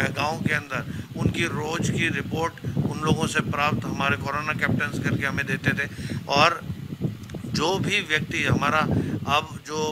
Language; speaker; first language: Hindi; native; Hindi